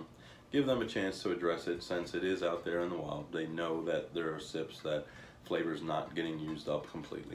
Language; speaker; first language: English; native; English